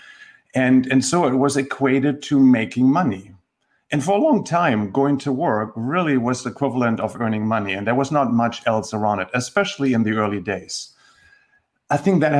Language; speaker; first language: English; non-native, fluent; German